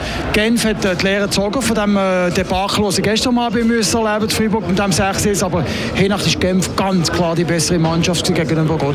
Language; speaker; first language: German; native; German